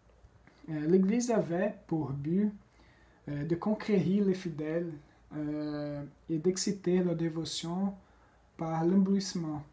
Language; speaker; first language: French; non-native, fluent; Portuguese